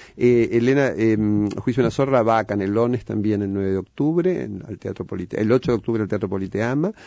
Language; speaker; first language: Spanish; native; Spanish